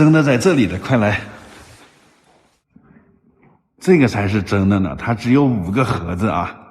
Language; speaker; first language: Chinese; native; Chinese